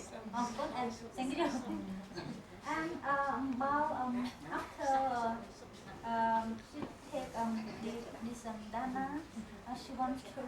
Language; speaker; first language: English; non-native, learner; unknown